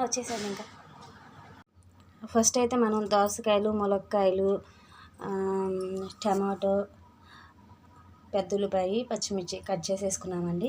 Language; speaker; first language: Telugu; native; Telugu